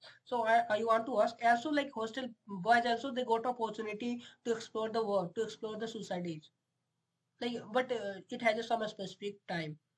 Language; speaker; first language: English; non-native, local second language; Hindi